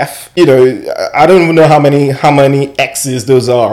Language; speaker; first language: English; non-native, local second language; Yoruba